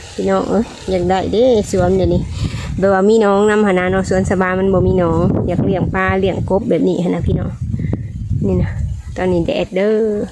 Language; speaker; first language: Thai; native; Thai